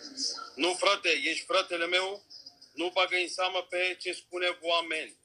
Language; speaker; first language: Romanian; non-native, fluent; Turkish